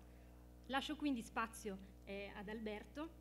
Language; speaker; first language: Italian; native; Italian